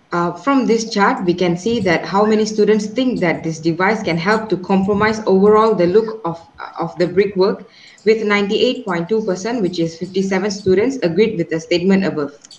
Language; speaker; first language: English; non-native, local second language; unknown